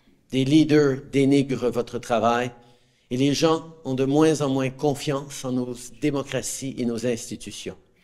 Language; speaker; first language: French; early bilingual, heritage; French